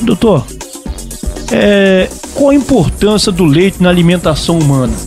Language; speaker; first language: Portuguese; native; Portuguese